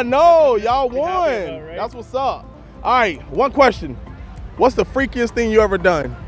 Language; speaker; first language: English; native; English